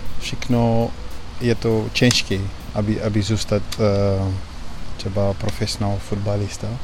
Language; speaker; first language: Czech; non-native, learner; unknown